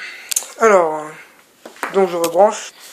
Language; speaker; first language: French; native; French